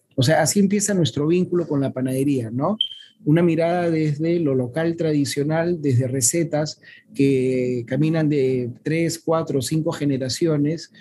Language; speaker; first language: Spanish; native; Spanish